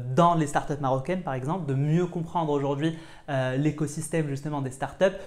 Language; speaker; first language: French; non-native, local second language; Arabic